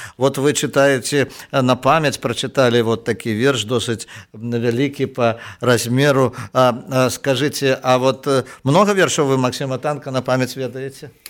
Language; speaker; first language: Belarusian; native; Belarusian